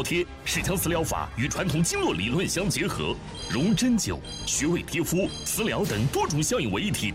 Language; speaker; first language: Chinese; native; Chinese